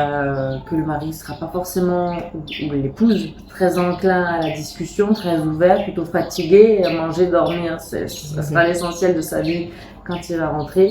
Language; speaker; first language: French; native; French